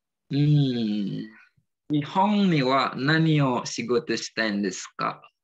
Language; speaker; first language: Japanese; non-native, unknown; Balinese